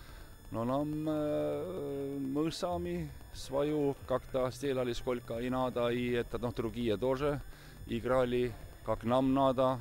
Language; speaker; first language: Russian; non-native, fluent; Estonian